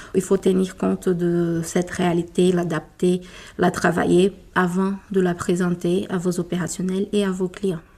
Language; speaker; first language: French; non-native, fluent; Portuguese